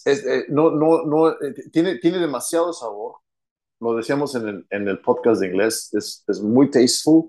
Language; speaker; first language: Spanish; early bilingual, heritage; Spanish